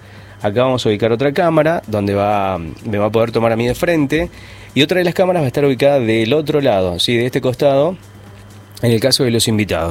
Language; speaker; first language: Spanish; native; Spanish